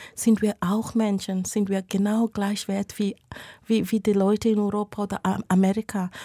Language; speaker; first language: German; non-native, fluent; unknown